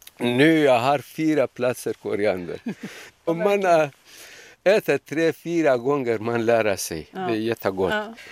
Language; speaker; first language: Swedish; non-native, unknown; Kurdish